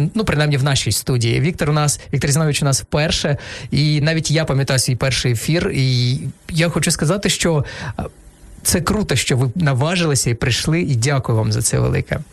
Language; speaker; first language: Ukrainian; non-native, local second language; Russian